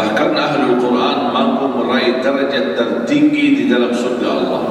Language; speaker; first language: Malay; non-native, fluent; Arabic